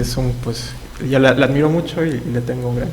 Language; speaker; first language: Spanish; native; Spanish